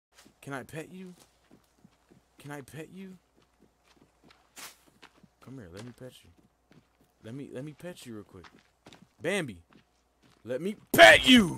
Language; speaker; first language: English; native; English